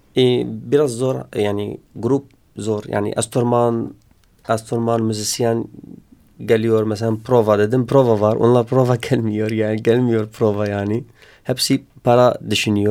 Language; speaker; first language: Turkish; non-native, learner; Kurdish